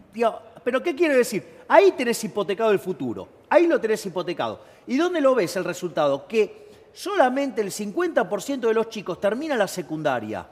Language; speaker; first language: Spanish; native; Spanish